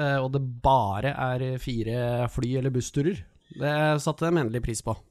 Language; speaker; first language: Norwegian; native; Norwegian